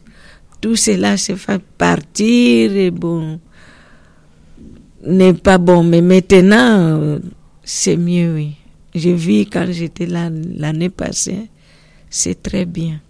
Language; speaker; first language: French; non-native, learner; Portuguese